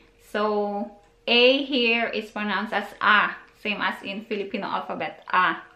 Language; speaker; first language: English; non-native, local second language; Filipino